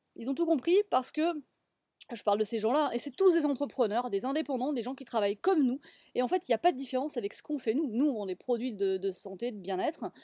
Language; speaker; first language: French; native; French